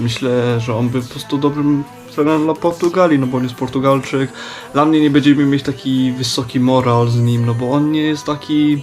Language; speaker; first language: Polish; early bilingual, heritage; Polish